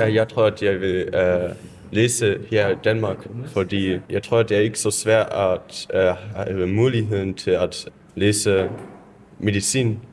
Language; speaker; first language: Danish; early bilingual, heritage; German